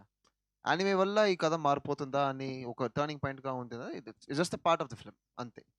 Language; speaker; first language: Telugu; non-native, learner; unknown